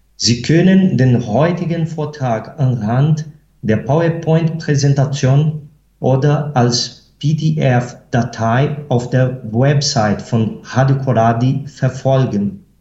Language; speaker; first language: German; non-native, fluent; Portuguese